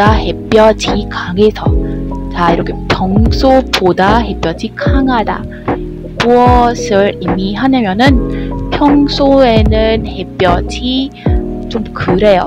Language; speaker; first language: Korean; non-native, learner; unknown